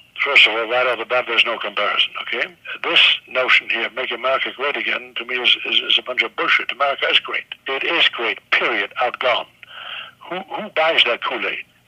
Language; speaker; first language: English; non-native, fluent; German